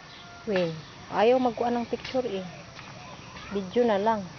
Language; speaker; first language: Filipino; native; Filipino